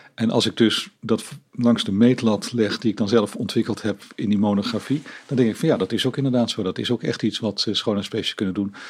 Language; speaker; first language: Dutch; native; Dutch